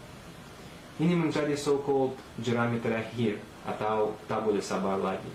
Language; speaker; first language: Malay; non-native, fluent; Russian